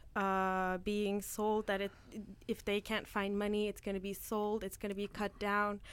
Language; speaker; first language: English; non-native, fluent; Turkish